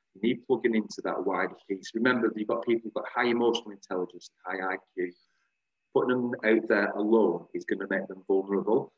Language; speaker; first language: English; native; English